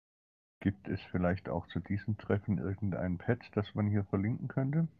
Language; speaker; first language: German; native; German